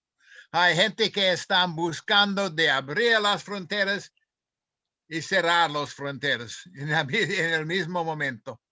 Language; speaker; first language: Spanish; non-native, fluent; English